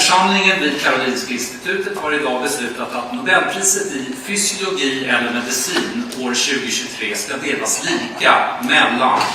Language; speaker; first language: Swedish; native; Swedish